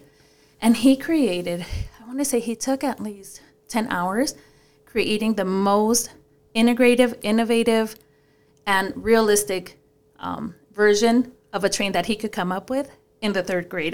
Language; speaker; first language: English; early bilingual, other home language; Spanish